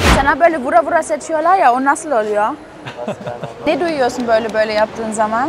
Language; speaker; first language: Turkish; non-native, fluent; German